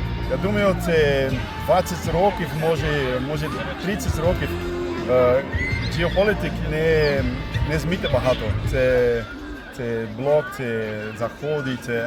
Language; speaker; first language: Ukrainian; non-native, learner; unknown